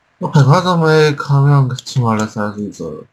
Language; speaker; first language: Korean; non-native, learner; Chinese